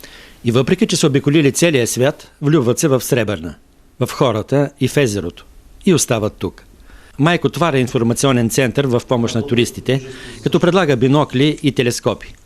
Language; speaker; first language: Bulgarian; native; Bulgarian